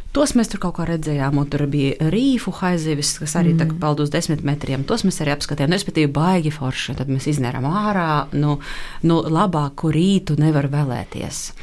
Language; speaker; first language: Latvian; non-native, local second language; Russian